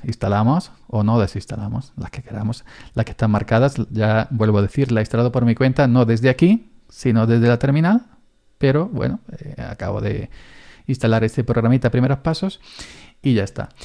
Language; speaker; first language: Spanish; native; Spanish